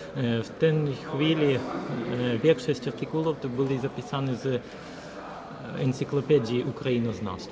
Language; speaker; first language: Polish; non-native, learner; Ukrainian